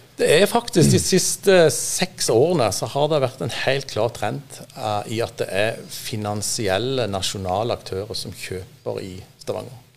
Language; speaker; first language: Norwegian; native; Norwegian